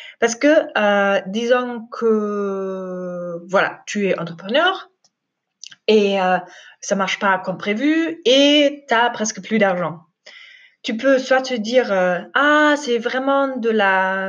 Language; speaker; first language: French; non-native, fluent; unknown